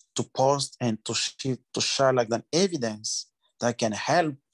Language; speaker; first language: English; non-native, learner; French